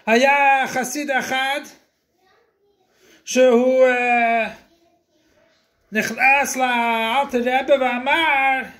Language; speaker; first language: Hebrew; non-native, fluent; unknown